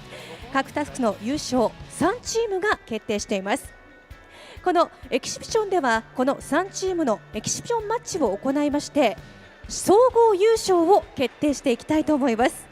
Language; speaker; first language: Japanese; native; Japanese